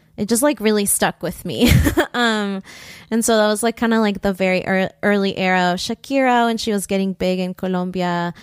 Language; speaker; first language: English; early bilingual, other home language; Spanish